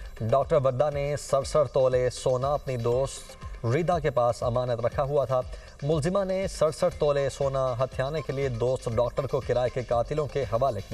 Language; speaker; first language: Urdu; native; Urdu